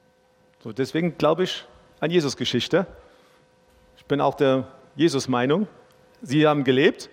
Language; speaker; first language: German; non-native, fluent; English